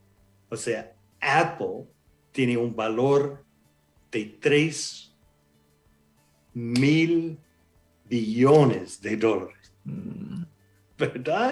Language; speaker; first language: Spanish; non-native, fluent; English